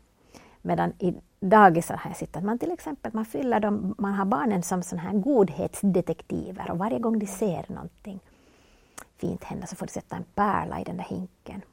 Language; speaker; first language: Swedish; native; Swedish